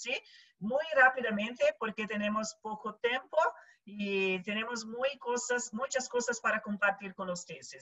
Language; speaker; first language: Spanish; non-native, local second language; Portuguese